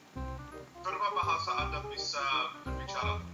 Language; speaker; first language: Indonesian; non-native, learner; English